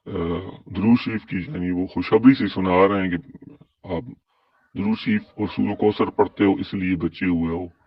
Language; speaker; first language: Urdu; native; Urdu